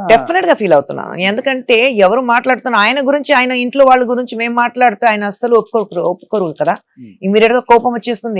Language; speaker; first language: Telugu; non-native, fluent; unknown